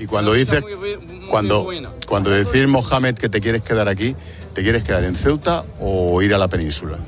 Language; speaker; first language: Spanish; native; Spanish